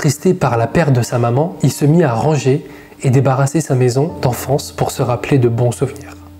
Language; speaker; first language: French; native; French